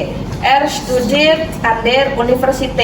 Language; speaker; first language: German; non-native, fluent; Indonesian